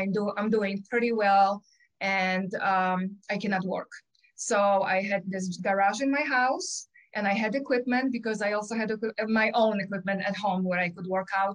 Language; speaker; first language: English; non-native, fluent; Polish